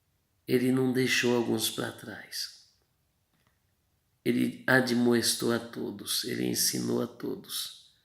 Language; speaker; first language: Portuguese; native; Portuguese